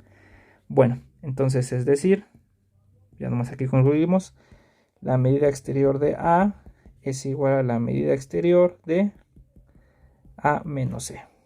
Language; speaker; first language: Spanish; native; Spanish